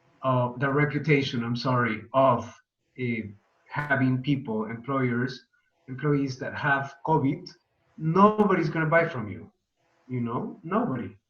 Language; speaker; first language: English; non-native, fluent; Spanish